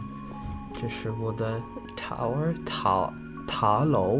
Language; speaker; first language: Chinese; early bilingual, heritage; Chinese